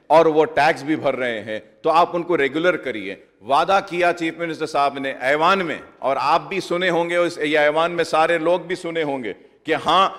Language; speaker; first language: Hindi; non-native, local second language; Urdu